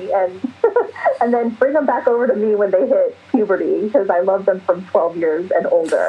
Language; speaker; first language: English; native; English